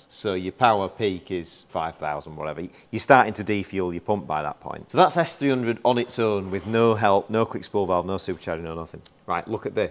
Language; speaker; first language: English; native; English